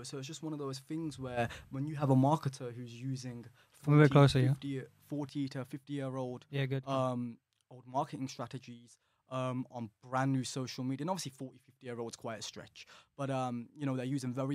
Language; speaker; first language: English; native; English